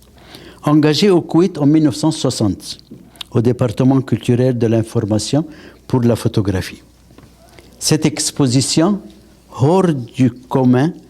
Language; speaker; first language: French; non-native, local second language; Arabic